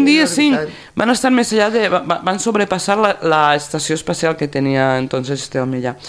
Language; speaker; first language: Catalan; native; Catalan